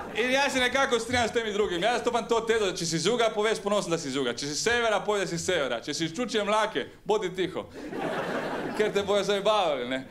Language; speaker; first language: Slovenian; early bilingual, other home language; Serbian